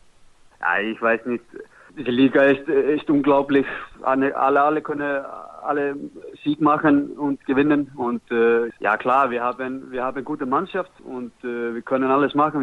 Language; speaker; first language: German; non-native, learner; Icelandic